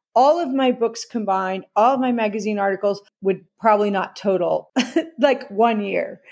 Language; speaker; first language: English; native; English